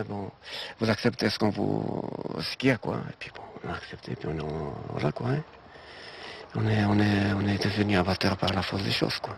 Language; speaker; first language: French; native; French